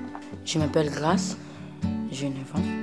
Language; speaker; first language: French; non-native, learner; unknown